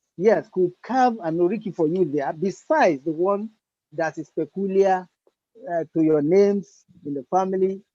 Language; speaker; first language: English; non-native, local second language; Yoruba